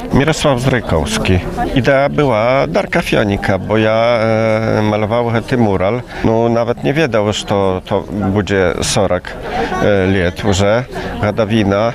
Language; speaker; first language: Polish; non-native, local second language; Belarusian